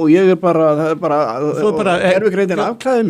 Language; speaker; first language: Icelandic; native; Icelandic